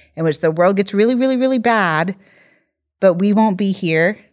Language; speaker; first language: English; native; English